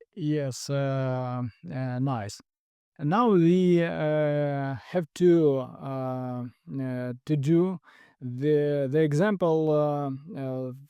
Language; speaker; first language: English; non-native, learner; Ukrainian